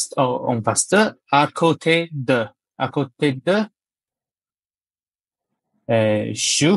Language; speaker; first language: French; non-native, learner; Chinese